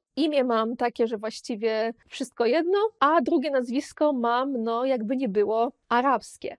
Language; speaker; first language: Polish; native; Polish